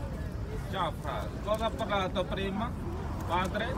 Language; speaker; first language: Italian; non-native, learner; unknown